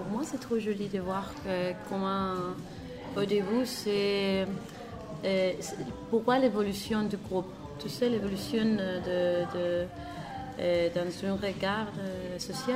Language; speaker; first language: French; non-native, learner; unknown